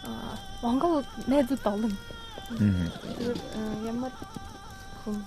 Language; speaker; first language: Mongolian; non-native, learner; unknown